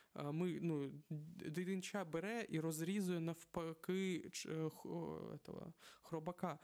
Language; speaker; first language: Ukrainian; non-native, local second language; Russian